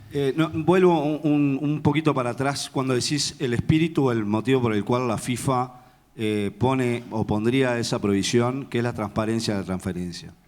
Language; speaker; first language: Spanish; native; Spanish